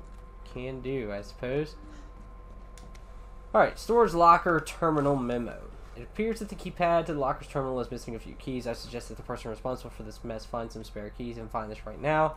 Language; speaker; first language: English; native; English